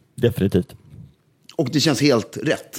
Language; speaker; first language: Swedish; native; Swedish